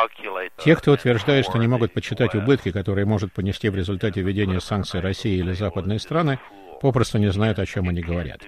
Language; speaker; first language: Russian; native; Russian